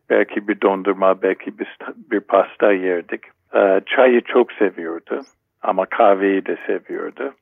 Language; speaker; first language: Turkish; non-native, fluent; English